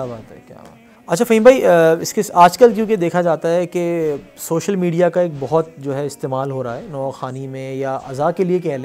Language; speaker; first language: Urdu; native; Urdu